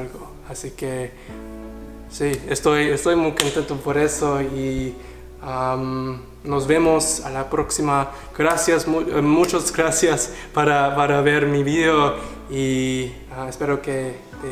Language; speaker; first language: Spanish; non-native, learner; English